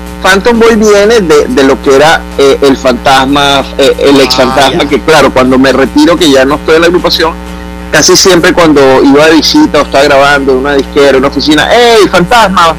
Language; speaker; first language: Spanish; native; Spanish